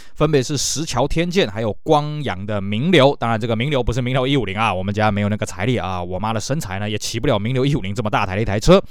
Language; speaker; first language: Chinese; native; Chinese